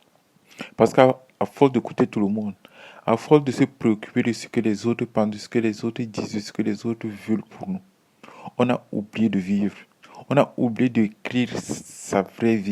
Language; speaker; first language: French; native; French